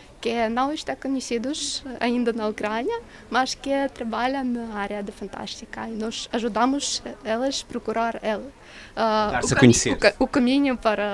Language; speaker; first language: Portuguese; non-native, learner; Ukrainian